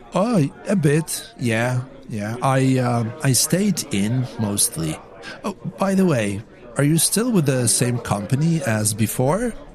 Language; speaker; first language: English; non-native, fluent; Polish